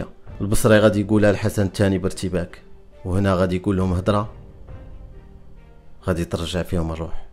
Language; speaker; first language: Arabic; native; Arabic